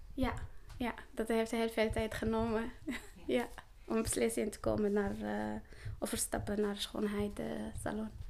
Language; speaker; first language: Dutch; non-native, learner; Arabic